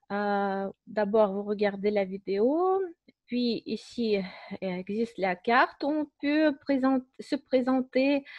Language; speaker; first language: French; non-native, fluent; Russian